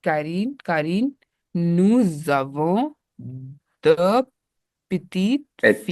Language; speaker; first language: French; non-native, learner; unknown